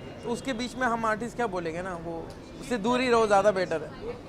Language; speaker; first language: Hindi; native; Hindi